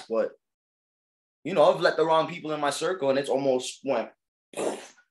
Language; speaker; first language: English; native; English